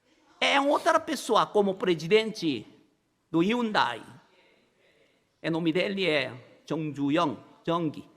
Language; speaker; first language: Portuguese; non-native, learner; Korean